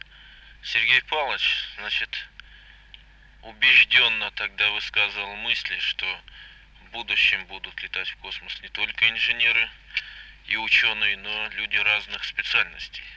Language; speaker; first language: Russian; native; Russian